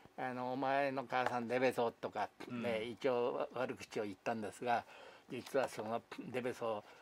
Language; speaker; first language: Japanese; native; Japanese